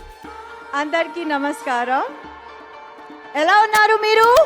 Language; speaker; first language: Telugu; non-native, learner; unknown